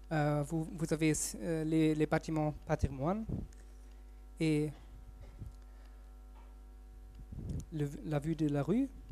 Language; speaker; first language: French; non-native, fluent; German